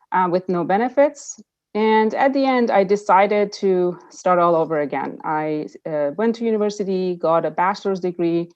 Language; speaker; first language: English; non-native, fluent; Persian